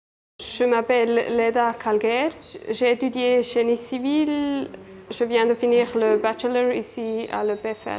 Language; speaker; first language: French; non-native, local second language; German